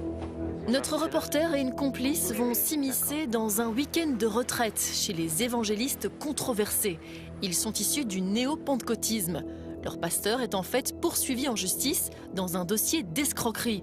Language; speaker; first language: French; native; French